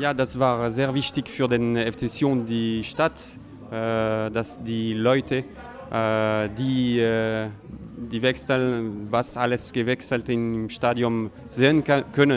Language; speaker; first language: German; non-native, local second language; French